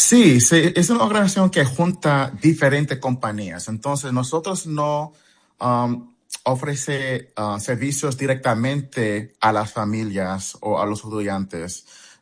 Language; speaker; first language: Spanish; early bilingual, heritage; Spanish